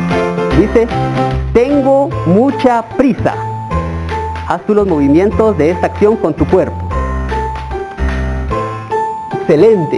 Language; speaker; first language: Spanish; native; Spanish